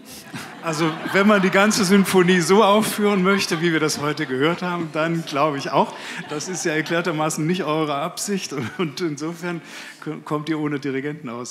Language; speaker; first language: German; native; German